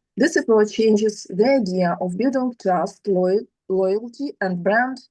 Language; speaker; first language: English; non-native, fluent; Ukrainian